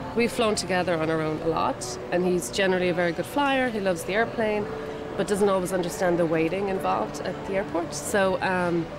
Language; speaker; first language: English; native; English